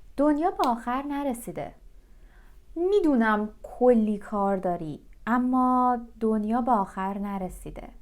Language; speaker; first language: Persian; native; Persian